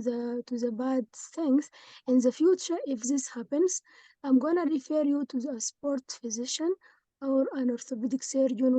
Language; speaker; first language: English; non-native, fluent; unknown